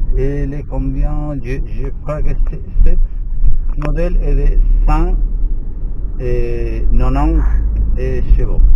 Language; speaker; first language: French; non-native, learner; Spanish